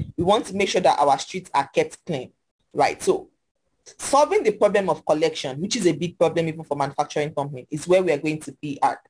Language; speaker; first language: English; non-native, local second language; Yoruba